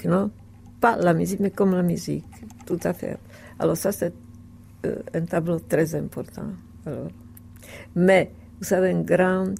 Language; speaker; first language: French; non-native, fluent; Czech